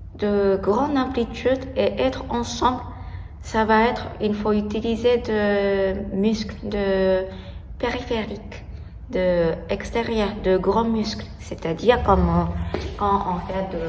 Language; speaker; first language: French; non-native, learner; Japanese